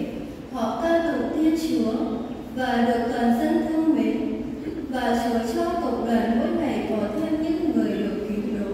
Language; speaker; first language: Vietnamese; native; Vietnamese